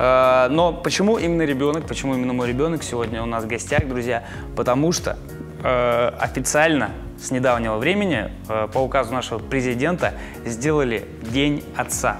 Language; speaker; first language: Russian; native; Russian